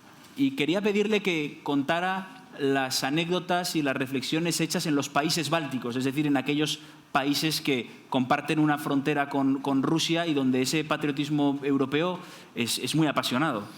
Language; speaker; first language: Spanish; native; Spanish